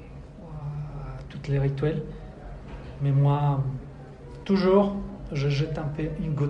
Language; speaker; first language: French; non-native, fluent; Spanish